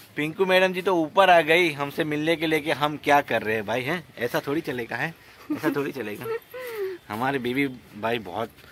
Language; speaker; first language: Hindi; non-native, local second language; Gujarati